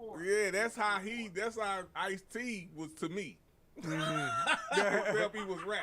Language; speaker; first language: English; native; English